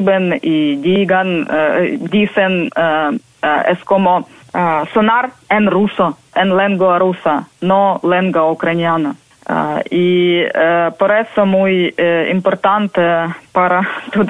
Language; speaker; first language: Spanish; non-native, fluent; Ukrainian